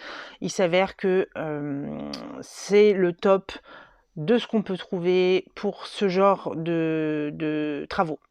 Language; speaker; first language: French; native; French